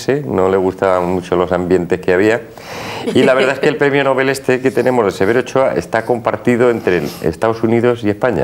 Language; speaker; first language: Spanish; native; Spanish